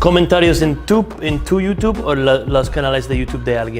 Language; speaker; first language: Spanish; non-native, fluent; English